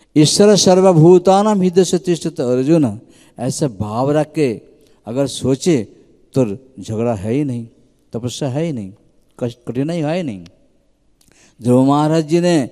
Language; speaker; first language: Hindi; native; Hindi